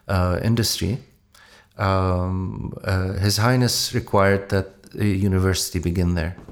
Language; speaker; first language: English; non-native, fluent; Arabic